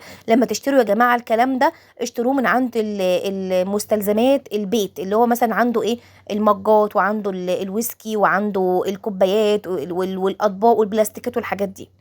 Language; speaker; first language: Arabic; native; Arabic